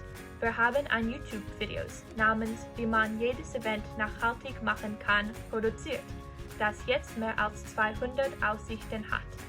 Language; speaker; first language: German; non-native, learner; English